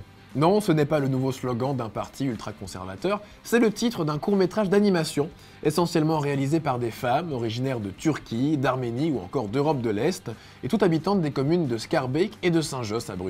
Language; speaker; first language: French; native; French